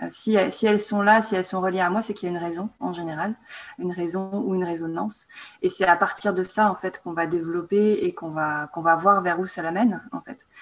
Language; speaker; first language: French; native; French